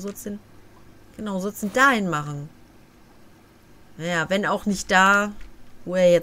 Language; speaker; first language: German; native; German